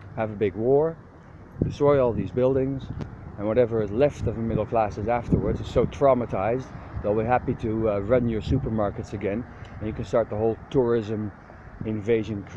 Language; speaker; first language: English; non-native, fluent; Dutch